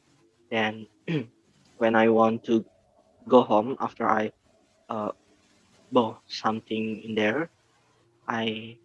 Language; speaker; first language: English; non-native, learner; Indonesian